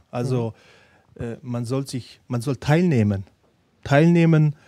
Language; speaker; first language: German; early bilingual, other home language; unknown